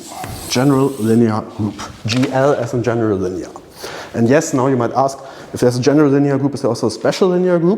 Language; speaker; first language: English; non-native, fluent; German